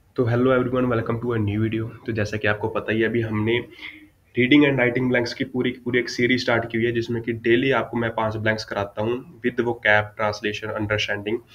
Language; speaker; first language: Hindi; non-native, local second language; Punjabi